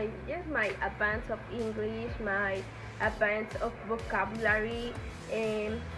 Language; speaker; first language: English; non-native, learner; Spanish